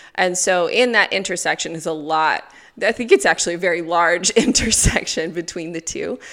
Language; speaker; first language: English; native; English